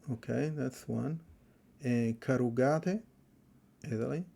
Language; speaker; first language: English; non-native, fluent; Italian